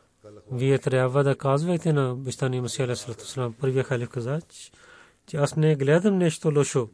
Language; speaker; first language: Bulgarian; non-native, learner; Urdu